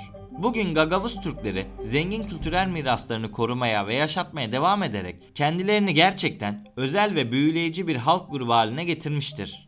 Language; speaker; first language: Turkish; native; Turkish